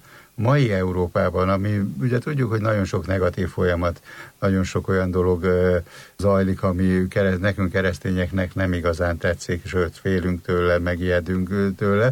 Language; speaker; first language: Hungarian; native; Hungarian